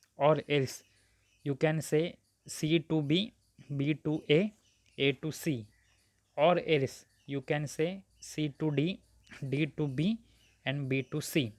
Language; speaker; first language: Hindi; non-native, local second language; Marathi